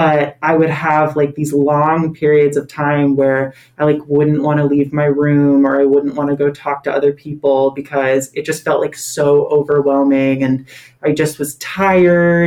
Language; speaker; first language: English; native; English